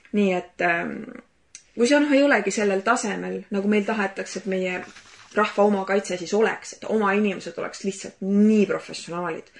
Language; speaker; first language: Estonian; native; Estonian